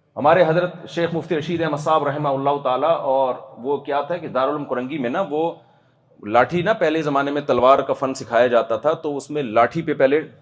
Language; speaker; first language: Urdu; native; Urdu